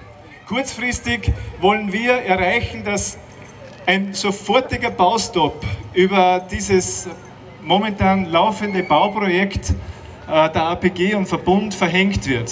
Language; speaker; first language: German; native; German